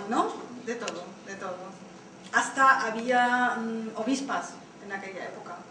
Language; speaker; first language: Spanish; early bilingual, heritage; Spanish